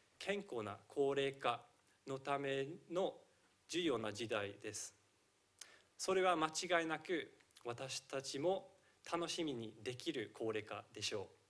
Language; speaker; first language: Japanese; non-native, fluent; English